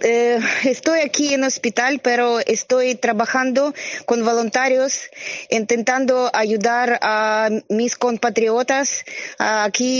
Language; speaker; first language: Spanish; non-native, learner; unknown